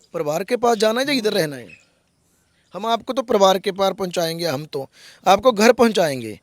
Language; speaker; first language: Hindi; non-native, local second language; Punjabi